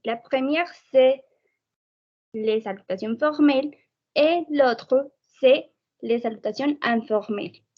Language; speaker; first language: French; non-native, fluent; Spanish